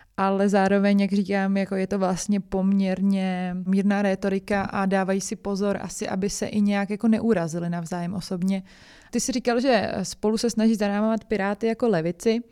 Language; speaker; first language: Czech; native; Czech